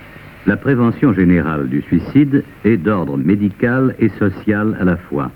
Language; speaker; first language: French; native; French